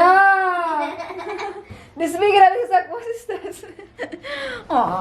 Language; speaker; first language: German; non-native, learner; Filipino